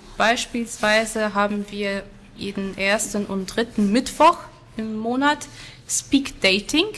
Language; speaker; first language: German; non-native, fluent; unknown